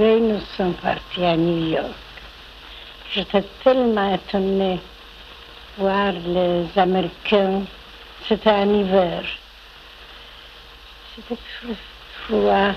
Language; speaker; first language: French; non-native, fluent; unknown